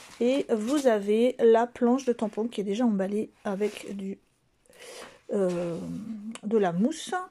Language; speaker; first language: French; native; French